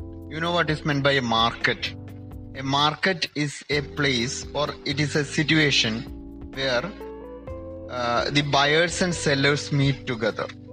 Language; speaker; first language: English; non-native, local second language; Malayalam